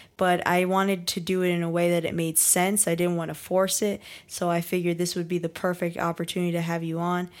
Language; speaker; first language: English; native; English